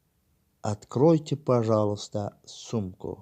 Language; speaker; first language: Russian; non-native, local second language; Tajik